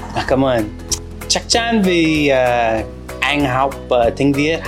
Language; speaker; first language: Vietnamese; non-native, fluent; English